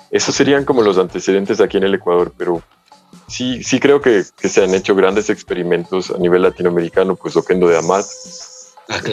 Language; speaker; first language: Spanish; early bilingual, heritage; Spanish